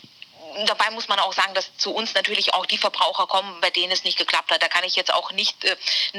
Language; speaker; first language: German; native; German